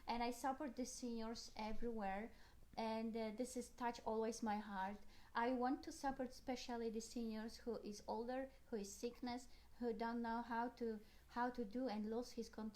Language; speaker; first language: English; non-native, learner; Polish